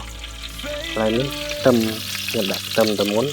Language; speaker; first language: Khmer; native; Khmer